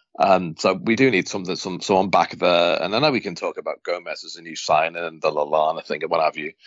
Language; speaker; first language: English; native; English